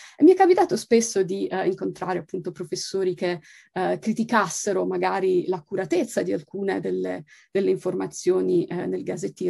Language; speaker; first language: Italian; native; Italian